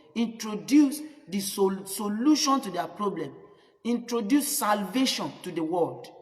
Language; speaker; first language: English; non-native, local second language; Yoruba